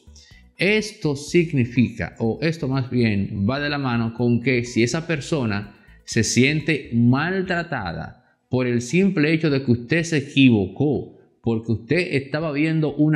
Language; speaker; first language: Spanish; native; Spanish